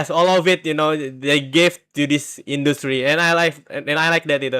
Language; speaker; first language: English; non-native, learner; Indonesian